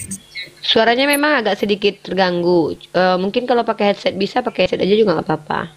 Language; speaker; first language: Indonesian; native; Indonesian